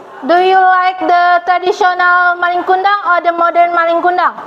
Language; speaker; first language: English; non-native, fluent; Indonesian